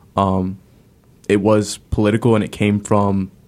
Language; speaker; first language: English; native; English